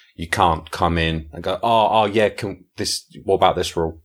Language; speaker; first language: English; native; English